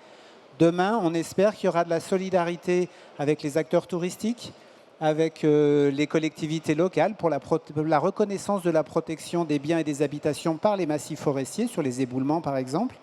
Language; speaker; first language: French; native; French